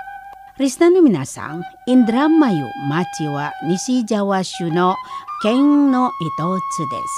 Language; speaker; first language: Japanese; non-native, fluent; Indonesian